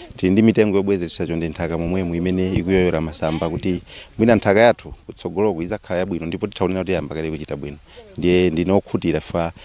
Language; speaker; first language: Nyanja; native; Nyanja